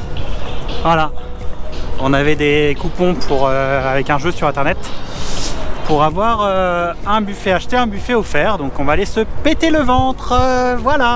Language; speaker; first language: French; native; French